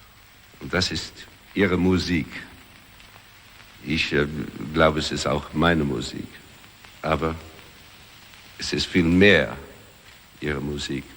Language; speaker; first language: German; non-native, learner; English